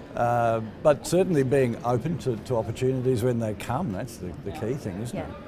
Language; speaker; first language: English; native; English